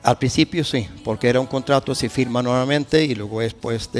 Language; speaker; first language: Spanish; non-native, fluent; Swedish